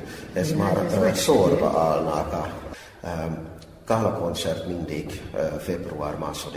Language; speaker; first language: Hungarian; non-native, fluent; Finnish